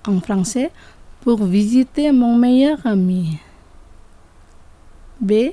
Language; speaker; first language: French; non-native, fluent; Indonesian